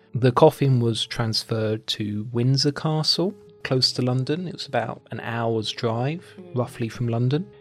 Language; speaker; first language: English; native; English